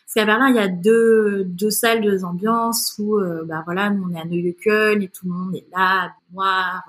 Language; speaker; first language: French; native; French